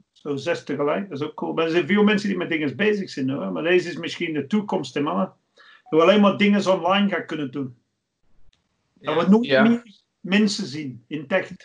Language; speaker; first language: Dutch; non-native, fluent; English